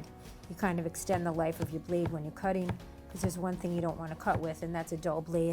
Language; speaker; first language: English; native; English